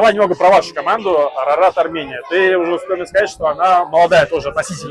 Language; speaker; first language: Russian; native; Russian